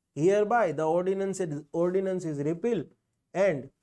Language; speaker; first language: English; non-native, local second language; Gujarati